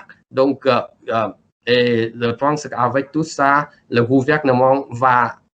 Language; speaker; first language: French; non-native, learner; Vietnamese